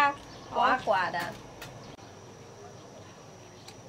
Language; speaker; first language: Chinese; non-native, fluent; Indonesian